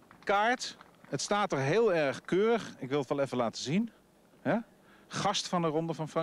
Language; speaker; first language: Dutch; native; Dutch